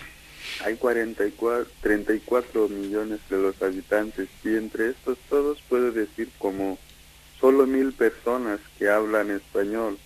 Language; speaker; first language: Spanish; non-native, fluent; Kikuyu